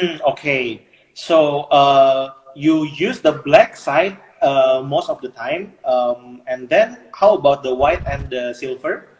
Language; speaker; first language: English; non-native, fluent; Indonesian